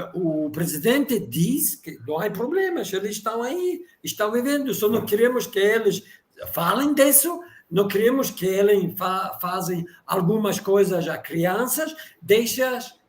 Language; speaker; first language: Portuguese; non-native, fluent; Russian